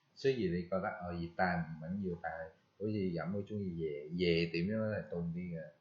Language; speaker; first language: Cantonese; early bilingual, heritage; Cantonese